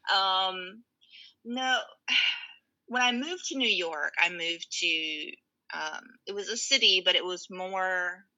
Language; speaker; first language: English; native; English